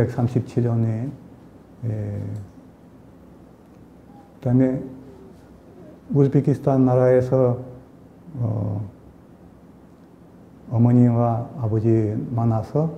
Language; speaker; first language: Korean; early bilingual, heritage; Korean